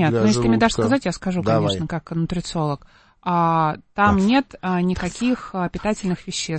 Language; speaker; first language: Russian; native; Russian